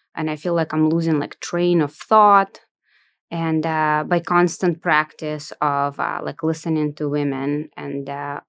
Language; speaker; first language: English; non-native, fluent; Russian